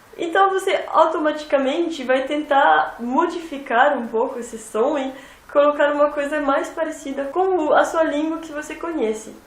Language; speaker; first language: Portuguese; non-native, fluent; French